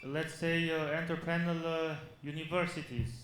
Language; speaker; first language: English; non-native, fluent; Albanian